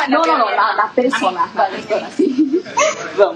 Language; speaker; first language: Spanish; non-native, learner; Portuguese